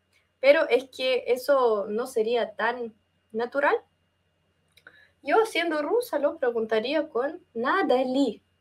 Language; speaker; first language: Spanish; non-native, fluent; Russian